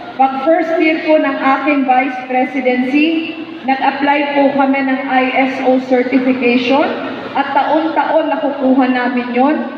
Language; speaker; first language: Filipino; non-native, local second language; Bikol